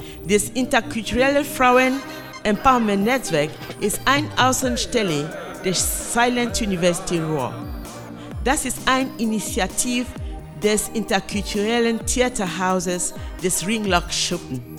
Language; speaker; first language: German; non-native, fluent; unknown